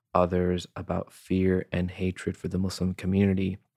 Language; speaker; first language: English; native; English